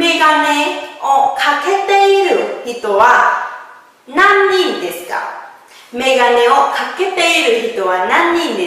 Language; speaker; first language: Japanese; non-native, fluent; Vietnamese